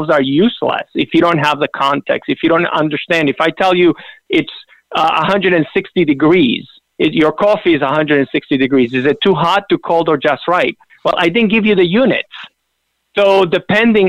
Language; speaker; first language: English; non-native, fluent; Spanish